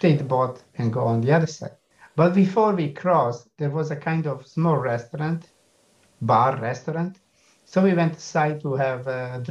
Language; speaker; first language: English; non-native, fluent; Italian